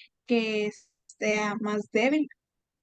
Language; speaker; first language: Spanish; native; Spanish